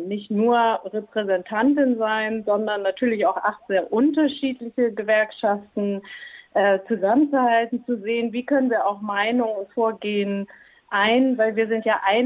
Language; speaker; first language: German; native; German